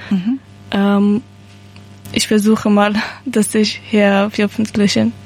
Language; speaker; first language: German; non-native, learner; Persian